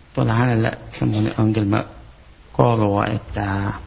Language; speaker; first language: Finnish; non-native, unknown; Arabic